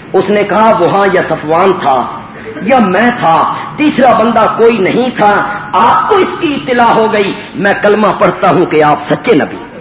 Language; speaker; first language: Urdu; non-native, local second language; Punjabi